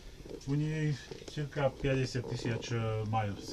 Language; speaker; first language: Russian; non-native, learner; Czech